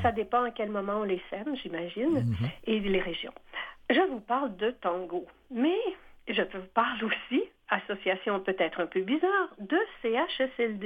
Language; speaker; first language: French; native; French